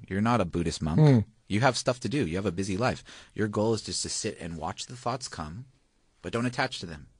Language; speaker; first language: English; native; English